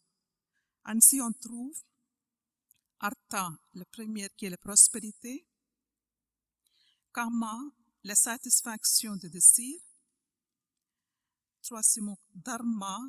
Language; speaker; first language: French; non-native, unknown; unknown